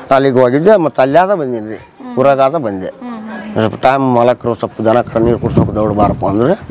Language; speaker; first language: Kannada; native; Kannada